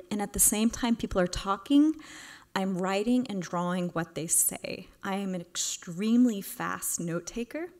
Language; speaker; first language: English; native; English